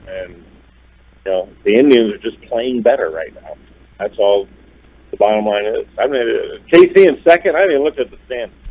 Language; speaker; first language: English; native; English